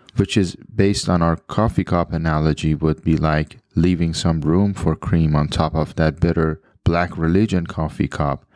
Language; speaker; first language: English; non-native, fluent; Persian